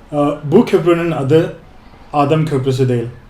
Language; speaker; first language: Turkish; non-native, fluent; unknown